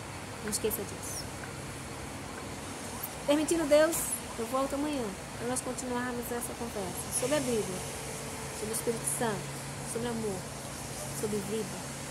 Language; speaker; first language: Portuguese; native; Portuguese